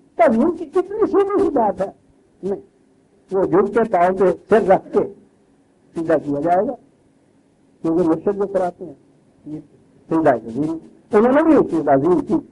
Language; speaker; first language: Urdu; non-native, local second language; Punjabi